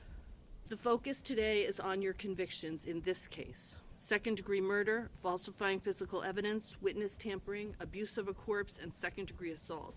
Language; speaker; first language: English; native; English